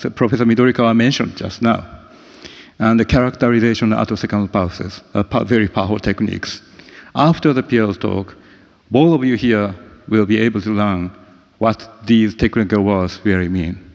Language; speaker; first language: English; non-native, fluent; Japanese